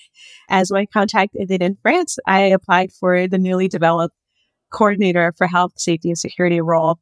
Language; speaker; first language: English; native; English